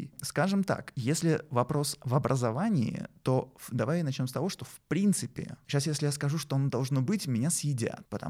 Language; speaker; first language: Russian; native; Russian